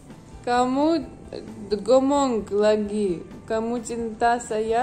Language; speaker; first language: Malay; non-native, learner; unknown